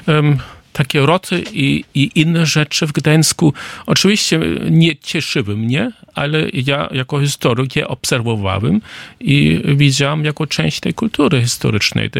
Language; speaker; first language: Polish; non-native, fluent; German